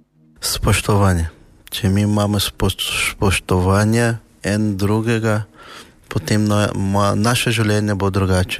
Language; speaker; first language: Slovenian; non-native, learner; Portuguese